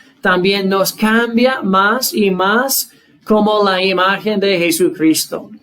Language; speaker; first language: Spanish; non-native, fluent; English